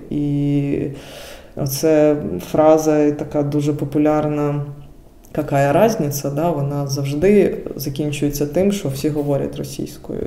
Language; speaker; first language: Ukrainian; non-native, local second language; Russian